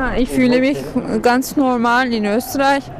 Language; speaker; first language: German; non-native, learner; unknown